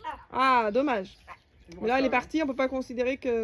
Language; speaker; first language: French; native; French